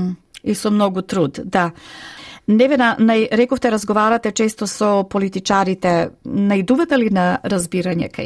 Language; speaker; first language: Macedonian; native; Macedonian